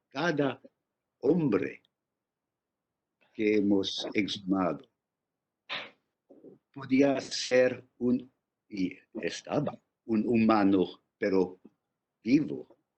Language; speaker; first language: Spanish; non-native, fluent; English